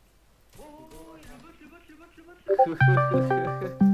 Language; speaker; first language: French; native; French